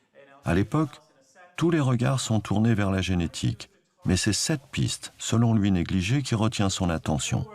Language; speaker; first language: French; native; French